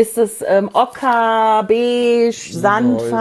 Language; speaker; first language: German; native; German